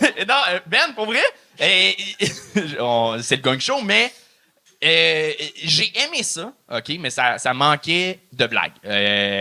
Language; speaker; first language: French; native; French